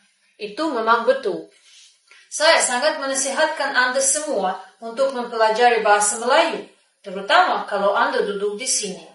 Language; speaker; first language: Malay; non-native, fluent; Russian